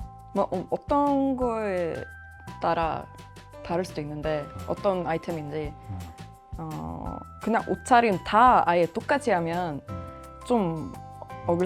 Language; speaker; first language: Korean; non-native, fluent; Swedish